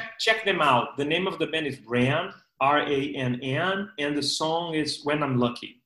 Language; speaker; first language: English; non-native, fluent; Portuguese